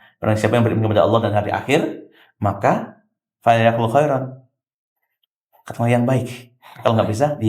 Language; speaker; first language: Indonesian; native; Indonesian